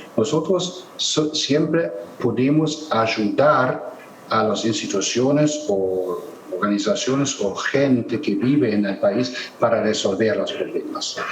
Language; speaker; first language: Spanish; non-native, fluent; German